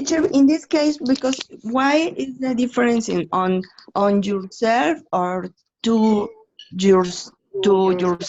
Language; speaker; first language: English; non-native, learner; Spanish